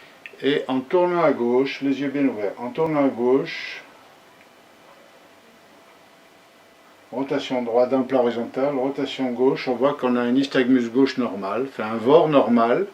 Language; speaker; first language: French; native; French